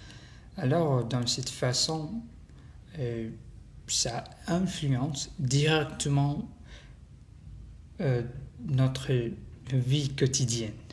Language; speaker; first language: French; non-native, learner; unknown